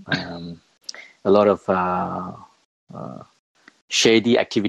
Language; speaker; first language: English; non-native, local second language; Cantonese